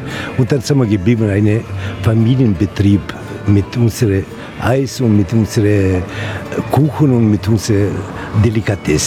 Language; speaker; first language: German; non-native, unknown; Italian